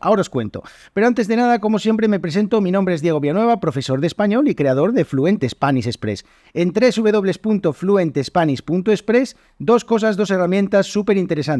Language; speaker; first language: Spanish; native; Spanish